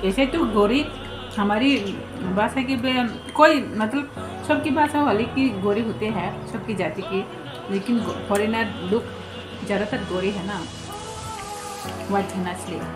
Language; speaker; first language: Hindi; non-native, local second language; Bangla